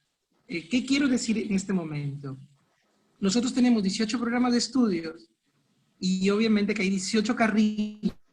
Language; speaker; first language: Spanish; native; Spanish